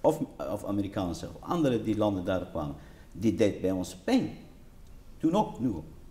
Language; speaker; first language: Dutch; non-native, learner; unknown